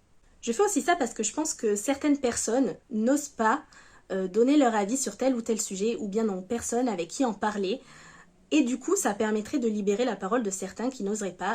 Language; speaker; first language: French; native; French